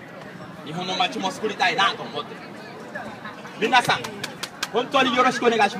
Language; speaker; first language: Japanese; non-native, learner; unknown